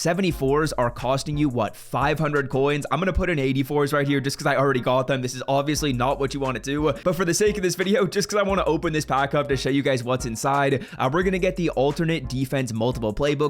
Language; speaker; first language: English; native; English